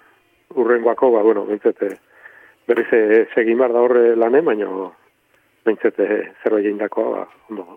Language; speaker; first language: Basque; native; Basque